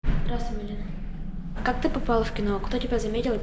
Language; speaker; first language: Russian; non-native, local second language; Yakut